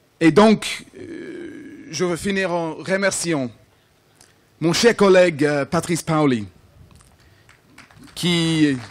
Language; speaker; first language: French; non-native, fluent; English